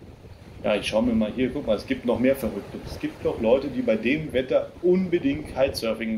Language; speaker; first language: German; native; German